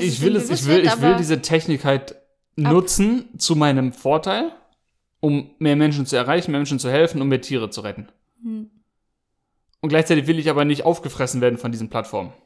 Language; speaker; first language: German; native; German